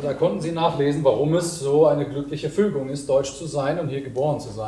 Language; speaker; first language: German; native; German